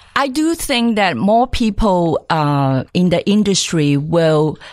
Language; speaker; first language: English; non-native, local second language; Cantonese